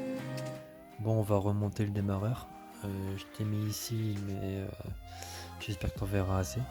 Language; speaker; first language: French; native; French